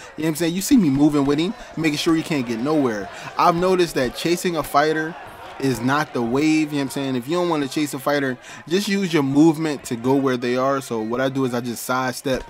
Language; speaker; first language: English; native; English